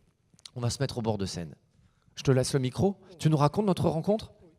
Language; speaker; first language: French; native; French